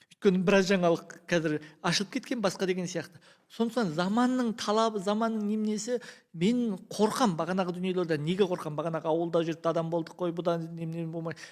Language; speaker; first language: Kazakh; native; Kazakh